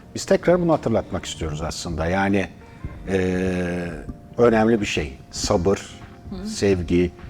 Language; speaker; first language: Turkish; native; Turkish